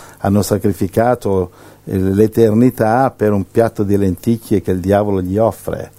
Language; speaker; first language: Italian; native; Italian